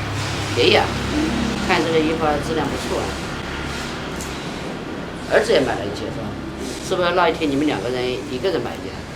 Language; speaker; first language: Chinese; native; Chinese